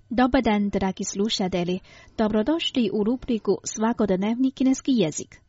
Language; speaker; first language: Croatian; non-native, fluent; Chinese